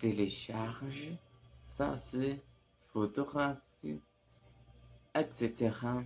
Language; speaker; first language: French; non-native, learner; Spanish